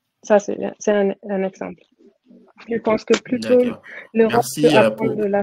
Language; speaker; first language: French; non-native, fluent; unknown